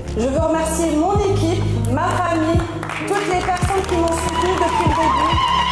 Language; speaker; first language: French; early bilingual, other home language; Arabic